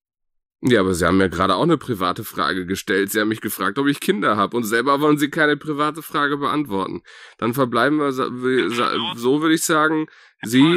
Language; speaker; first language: German; native; German